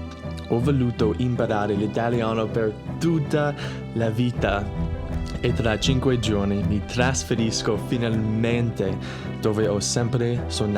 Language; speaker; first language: Italian; non-native, learner; English